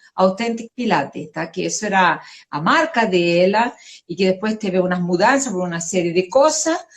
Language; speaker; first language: Portuguese; non-native, fluent; Spanish